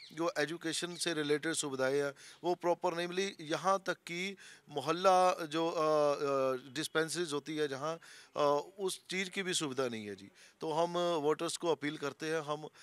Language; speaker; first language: Hindi; non-native, local second language; Punjabi